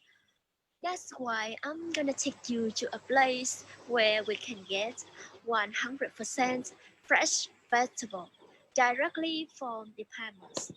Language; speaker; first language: English; non-native, learner; Vietnamese